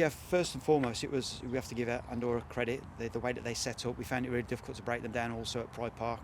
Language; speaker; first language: English; native; English